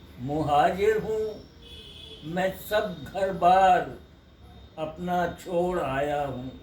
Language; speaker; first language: Urdu; native; Urdu